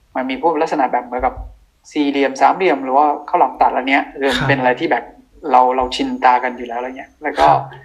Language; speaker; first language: Thai; non-native, local second language; Akha